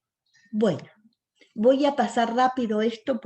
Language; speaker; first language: Spanish; native; Spanish